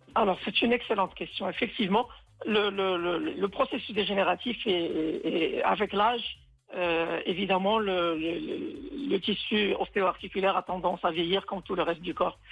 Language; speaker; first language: French; non-native, local second language; Arabic